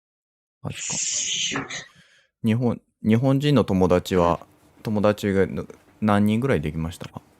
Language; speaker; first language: Japanese; native; Japanese